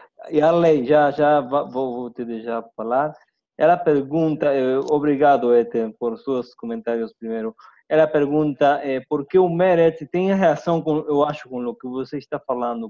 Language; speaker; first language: Portuguese; non-native, fluent; Spanish